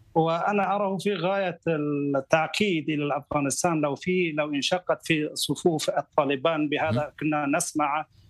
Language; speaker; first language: Arabic; non-native, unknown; Persian